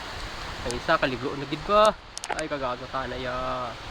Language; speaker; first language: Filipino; non-native, local second language; Cebuano